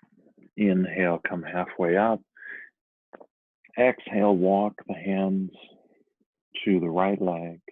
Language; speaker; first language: English; native; English